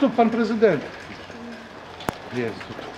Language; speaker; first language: Russian; non-native, learner; Polish